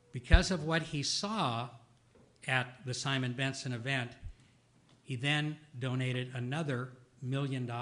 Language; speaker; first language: English; native; English